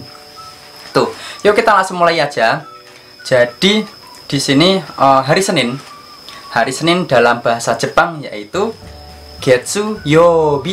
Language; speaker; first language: Indonesian; native; Indonesian